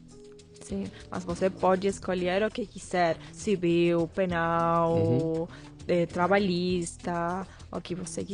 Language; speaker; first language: Portuguese; non-native, fluent; Spanish